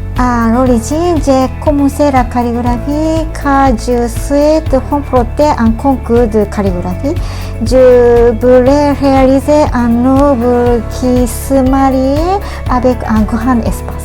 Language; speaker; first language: French; non-native, learner; Japanese